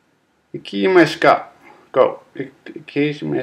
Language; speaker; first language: Japanese; non-native, learner; English